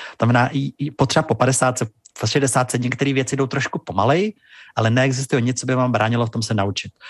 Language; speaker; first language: Czech; native; Czech